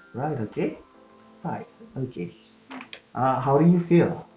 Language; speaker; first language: English; non-native, fluent; Indonesian